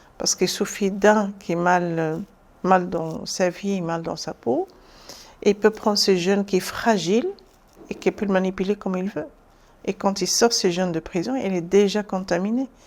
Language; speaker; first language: French; non-native, local second language; Arabic